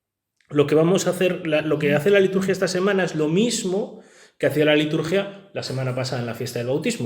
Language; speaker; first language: Spanish; native; Spanish